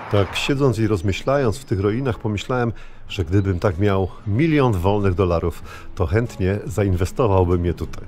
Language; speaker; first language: Polish; native; Polish